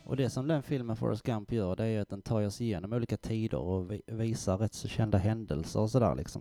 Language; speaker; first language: Swedish; native; Swedish